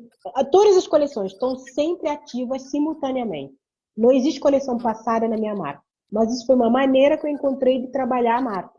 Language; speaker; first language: Portuguese; non-native, local second language; Kabuverdianu